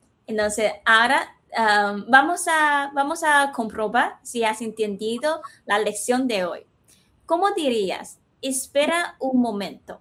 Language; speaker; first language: Spanish; non-native, fluent; Chinese